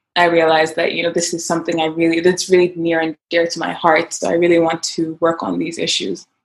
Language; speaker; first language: English; non-native, local second language; Yoruba